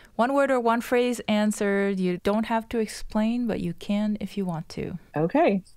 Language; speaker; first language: English; non-native, local second language; Morisyen